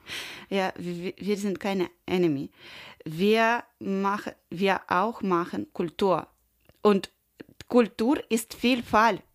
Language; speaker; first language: German; non-native, learner; Ukrainian